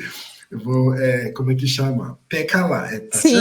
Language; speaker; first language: Portuguese; non-native, fluent; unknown